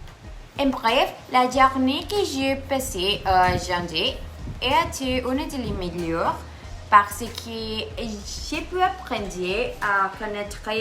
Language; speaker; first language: French; non-native, learner; Spanish